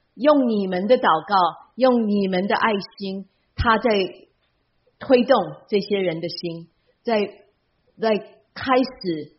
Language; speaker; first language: Chinese; early bilingual, heritage; Chinese